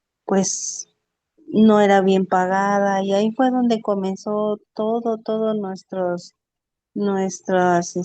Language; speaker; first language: Spanish; native; Spanish